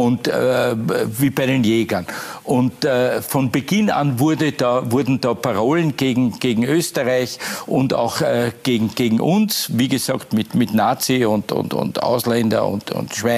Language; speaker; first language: German; native; German